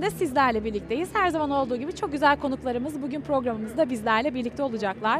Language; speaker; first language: Turkish; native; Turkish